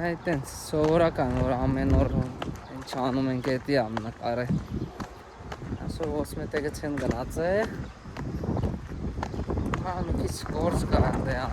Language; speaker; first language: Armenian; non-native, learner; Hindi